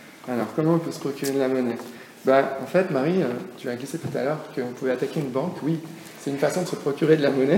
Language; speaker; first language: French; native; French